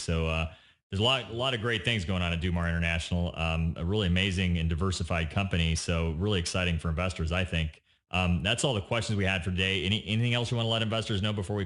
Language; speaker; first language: English; native; English